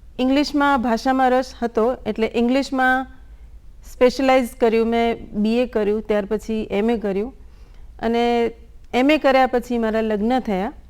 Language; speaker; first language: Gujarati; non-native, local second language; Bangla